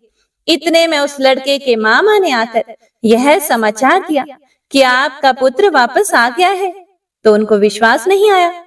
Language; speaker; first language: Hindi; native; Hindi